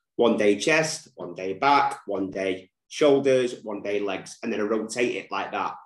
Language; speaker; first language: English; native; English